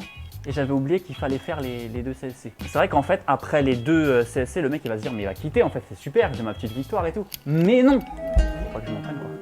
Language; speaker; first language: French; native; French